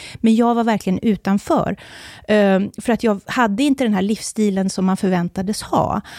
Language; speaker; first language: Swedish; native; Swedish